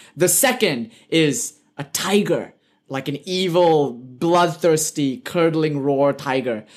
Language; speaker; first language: English; native; English